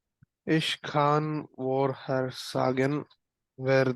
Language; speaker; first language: German; non-native, learner; Malayalam